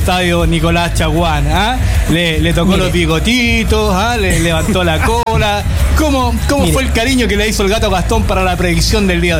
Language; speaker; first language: Spanish; native; Spanish